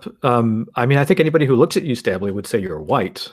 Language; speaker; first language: English; early bilingual, other home language; Spanish